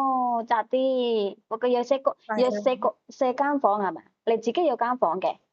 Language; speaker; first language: Cantonese; native; Cantonese